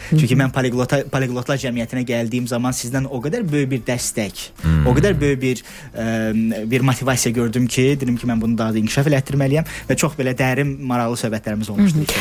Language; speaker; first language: Azerbaijani; early bilingual, heritage; Azerbaijani